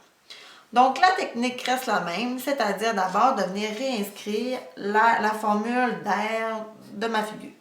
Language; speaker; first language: French; native; French